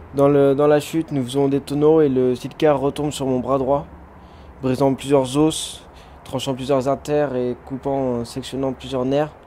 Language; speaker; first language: French; native; French